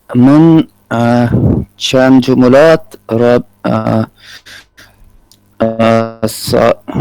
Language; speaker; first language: Persian; non-native, learner; Urdu